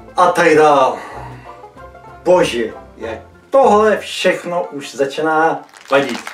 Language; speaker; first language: Czech; non-native, fluent; Russian